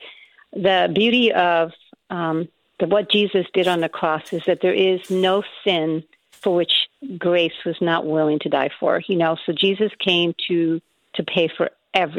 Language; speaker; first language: English; non-native, fluent; Spanish